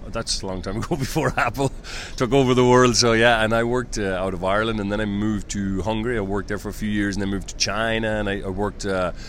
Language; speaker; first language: English; native; English